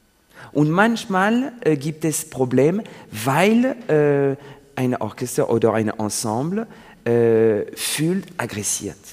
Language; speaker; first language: German; non-native, learner; French